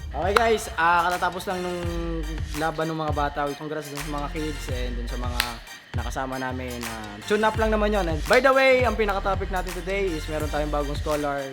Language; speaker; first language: Filipino; native; Filipino